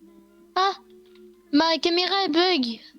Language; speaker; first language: French; native; French